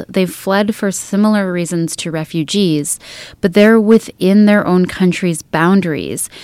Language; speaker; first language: English; native; English